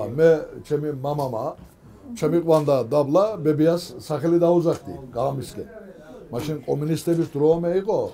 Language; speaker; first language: Georgian; early bilingual, heritage; Georgian